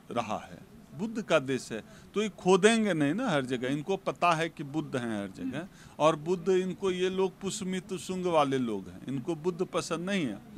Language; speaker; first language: Hindi; native; Hindi